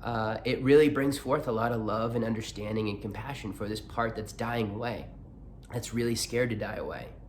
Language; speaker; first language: English; native; English